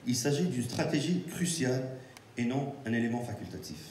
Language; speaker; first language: French; non-native, local second language; Arabic